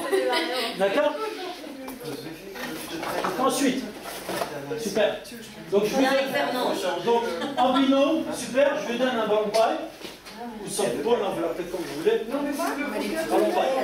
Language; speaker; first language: French; native; French